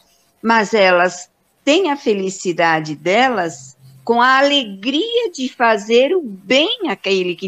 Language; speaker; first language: Portuguese; native; Portuguese